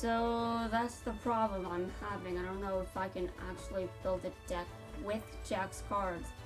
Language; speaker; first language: English; native; English